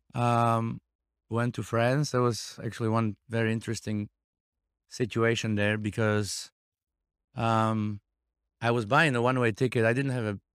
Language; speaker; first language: English; non-native, fluent; Slovak